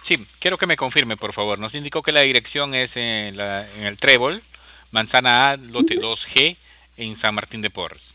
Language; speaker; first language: Spanish; native; Spanish